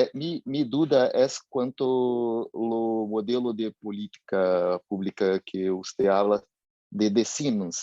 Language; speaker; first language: Spanish; non-native, learner; Portuguese